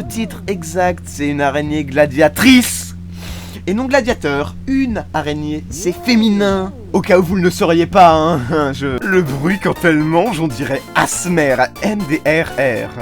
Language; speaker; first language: French; native; French